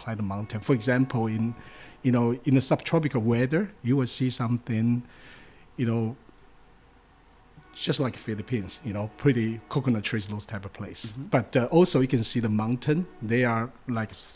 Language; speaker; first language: English; non-native, fluent; Chinese